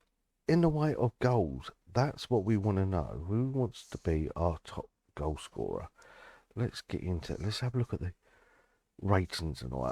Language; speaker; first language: English; native; English